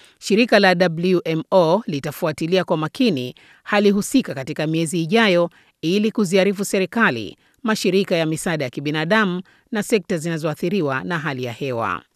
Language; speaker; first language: Swahili; native; Swahili